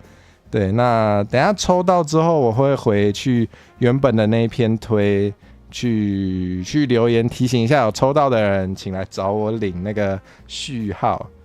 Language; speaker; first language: Chinese; native; Chinese